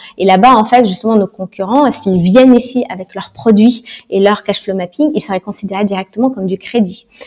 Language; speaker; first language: French; non-native, local second language; Arabic